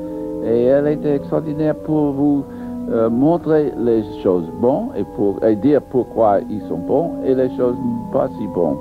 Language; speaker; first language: French; non-native, fluent; English